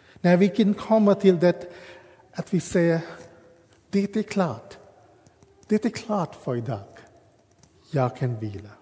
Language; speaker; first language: Swedish; non-native, fluent; English